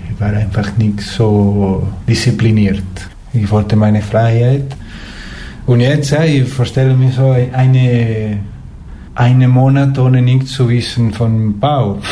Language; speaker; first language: German; non-native, fluent; Spanish